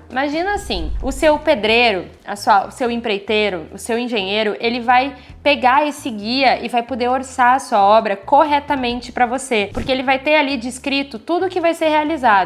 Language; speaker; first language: Portuguese; native; Portuguese